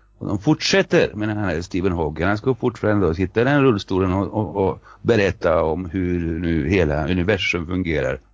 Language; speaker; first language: Swedish; non-native, fluent; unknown